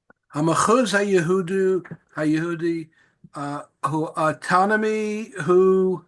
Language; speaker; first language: Hebrew; non-native, learner; English